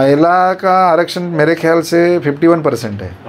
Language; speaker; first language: Hindi; non-native, local second language; Marathi